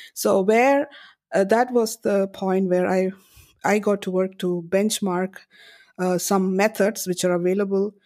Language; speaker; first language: English; non-native, local second language; Malayalam